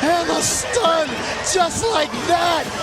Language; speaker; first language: English; native; English